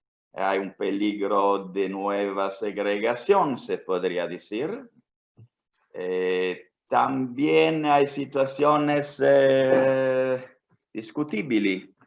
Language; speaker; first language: Spanish; non-native, fluent; Italian